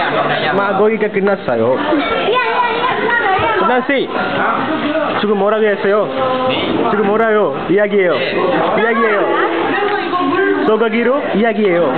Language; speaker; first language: Korean; non-native, learner; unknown